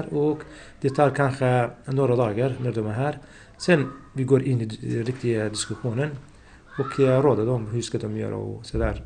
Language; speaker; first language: Swedish; non-native, fluent; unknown